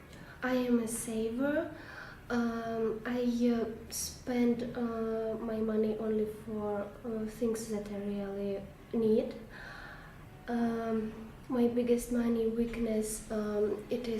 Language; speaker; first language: English; non-native, learner; Russian